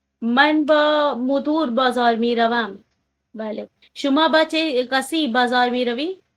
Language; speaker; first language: Persian; non-native, learner; Urdu